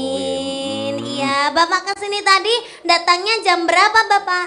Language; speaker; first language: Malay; non-native, local second language; Javanese